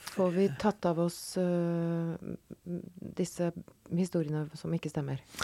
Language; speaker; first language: Norwegian; native; Norwegian